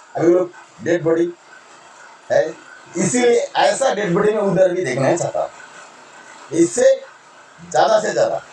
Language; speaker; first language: Hindi; non-native, local second language; Bangla